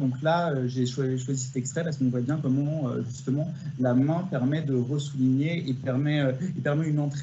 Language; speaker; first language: French; native; French